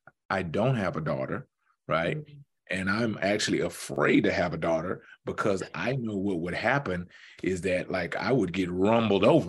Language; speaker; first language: English; native; English